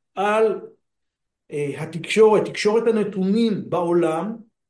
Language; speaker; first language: Hebrew; native; Hebrew